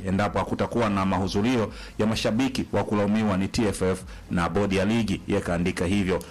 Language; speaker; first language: Swahili; native; Swahili